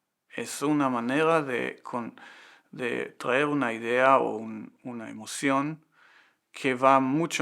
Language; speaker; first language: Spanish; non-native, fluent; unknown